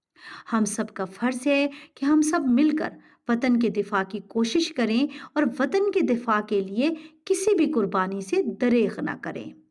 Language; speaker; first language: Urdu; native; Urdu